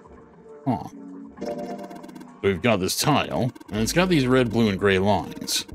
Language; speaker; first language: English; native; English